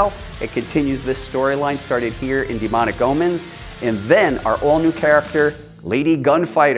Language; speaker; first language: English; native; English